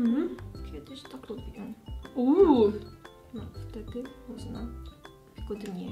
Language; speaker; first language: Polish; non-native, learner; Korean